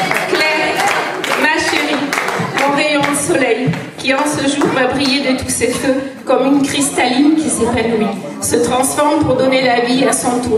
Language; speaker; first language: French; native; French